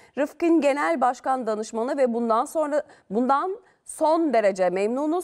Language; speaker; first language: Turkish; native; Turkish